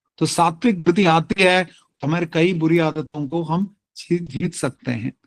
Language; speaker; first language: Hindi; non-native, local second language; Tamil